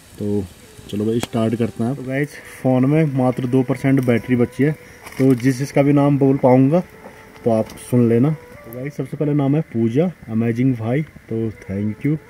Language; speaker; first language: Hindi; native; Hindi